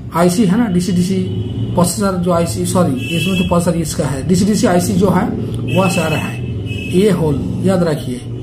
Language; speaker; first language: Hindi; native; Hindi